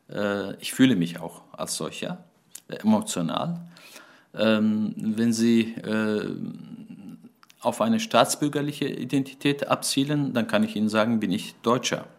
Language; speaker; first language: German; early bilingual, other home language; Turkish